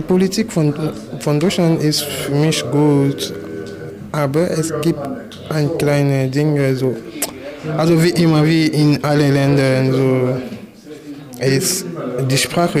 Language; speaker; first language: German; non-native, fluent; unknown